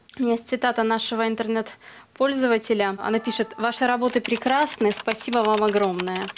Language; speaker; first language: Russian; native; Russian